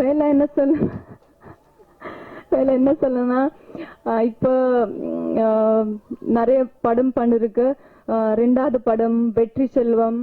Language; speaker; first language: Tamil; non-native, learner; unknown